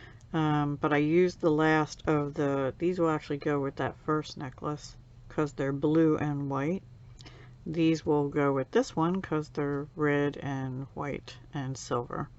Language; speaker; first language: English; native; English